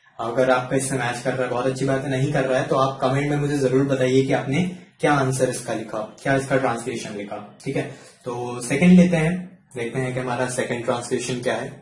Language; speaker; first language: Hindi; native; Hindi